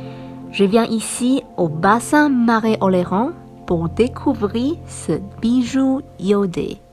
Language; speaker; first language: French; non-native, fluent; Chinese